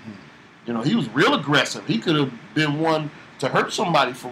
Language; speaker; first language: English; native; English